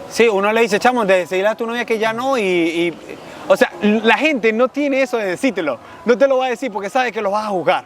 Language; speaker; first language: Spanish; native; Spanish